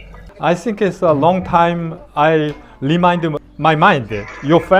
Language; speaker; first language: English; non-native, learner; Korean